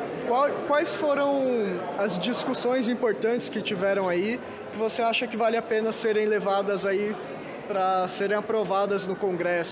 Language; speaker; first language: Portuguese; native; Portuguese